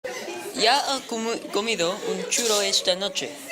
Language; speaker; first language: Spanish; non-native, learner; English